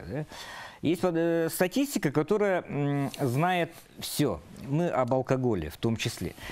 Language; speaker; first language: Russian; non-native, local second language; Yakut